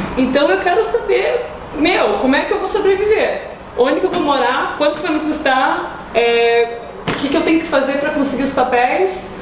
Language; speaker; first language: Portuguese; early bilingual, other home language; English